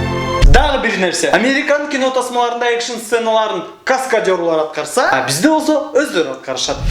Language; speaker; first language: Kyrgyz; native; Kyrgyz